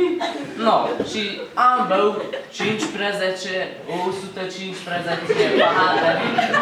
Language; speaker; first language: Romanian; non-native, learner; Hungarian